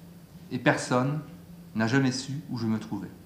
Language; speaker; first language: French; native; French